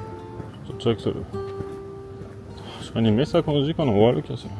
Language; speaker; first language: Japanese; non-native, learner; French